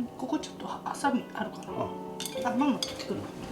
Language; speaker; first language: Japanese; native; Japanese